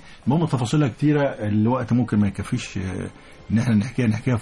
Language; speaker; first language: Arabic; native; Arabic